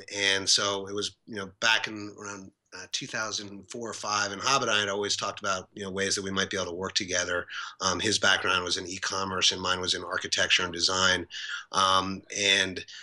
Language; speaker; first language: English; native; English